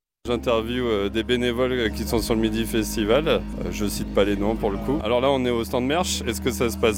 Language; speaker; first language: French; native; French